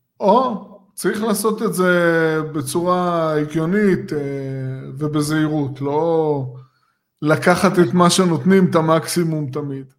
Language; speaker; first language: Hebrew; native; Hebrew